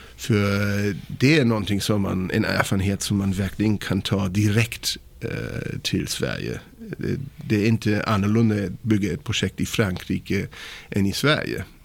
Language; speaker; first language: Swedish; non-native, fluent; German